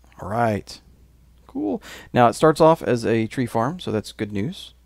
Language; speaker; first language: English; native; English